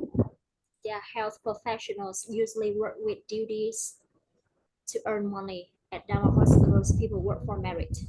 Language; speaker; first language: English; non-native, learner; Vietnamese